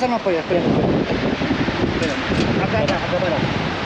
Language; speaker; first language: Spanish; native; Spanish